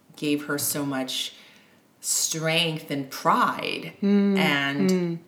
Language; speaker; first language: English; native; English